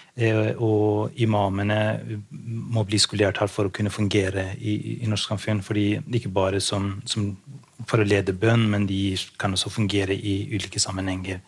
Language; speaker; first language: Norwegian; non-native, fluent; Albanian